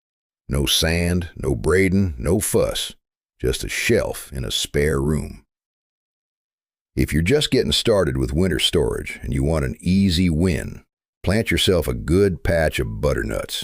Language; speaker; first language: English; native; English